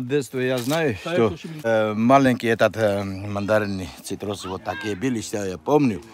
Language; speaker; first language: Russian; non-native, learner; Georgian